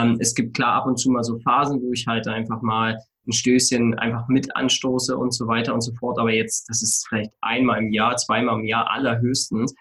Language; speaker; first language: German; native; German